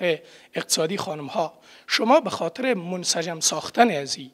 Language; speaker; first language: Persian; native; Persian